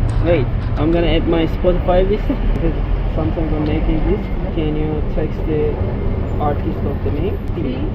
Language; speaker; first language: English; non-native, learner; Turkish